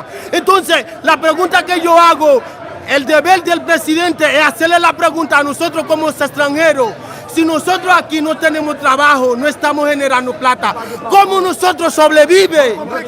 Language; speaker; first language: Spanish; non-native, learner; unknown